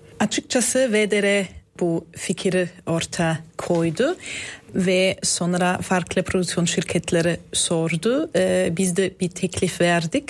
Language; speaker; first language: Turkish; non-native, fluent; German